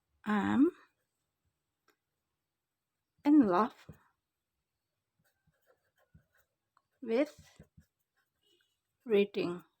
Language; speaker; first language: English; non-native, fluent; Indonesian